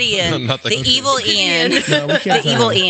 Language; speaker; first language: English; native; English